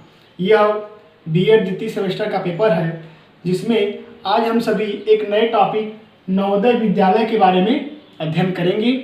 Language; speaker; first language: Hindi; native; Hindi